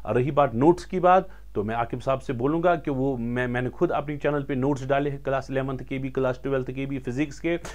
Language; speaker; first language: Hindi; non-native, local second language; Kashmiri